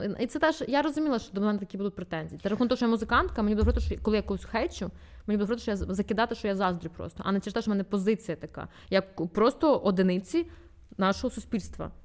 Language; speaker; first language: Ukrainian; non-native, local second language; Russian